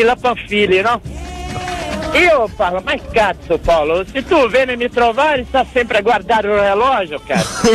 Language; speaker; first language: Italian; non-native, fluent; Portuguese